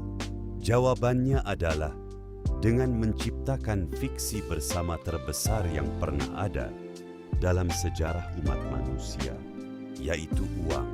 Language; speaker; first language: Indonesian; native; Indonesian